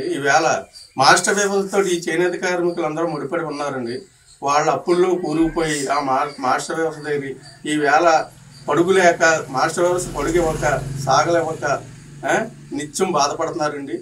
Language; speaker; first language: Telugu; native; Telugu